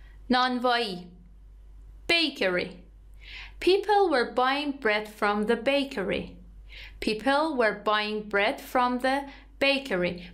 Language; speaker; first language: English; non-native, fluent; Persian